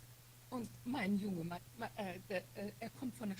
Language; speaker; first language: German; non-native, fluent; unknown